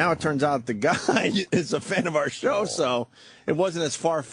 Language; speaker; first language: English; native; English